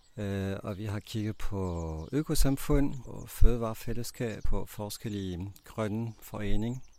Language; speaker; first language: Danish; non-native, fluent; French